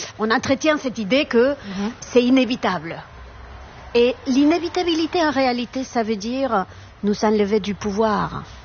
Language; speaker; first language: French; non-native, fluent; Spanish